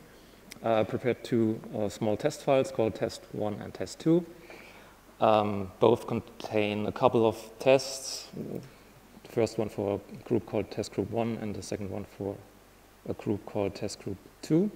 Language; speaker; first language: English; non-native, fluent; German